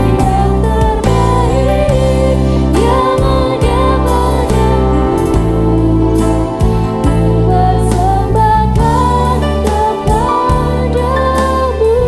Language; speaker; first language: Indonesian; native; Indonesian